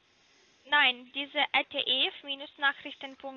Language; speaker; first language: German; non-native, learner; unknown